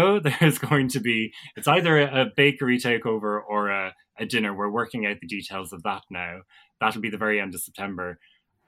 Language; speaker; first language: English; native; English